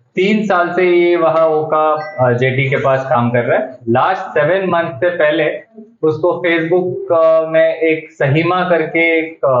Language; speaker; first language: Hindi; non-native, local second language; Gujarati